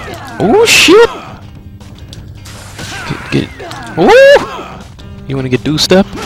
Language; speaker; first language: English; native; English